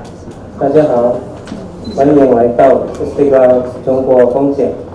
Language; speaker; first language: Chinese; non-native, learner; Indonesian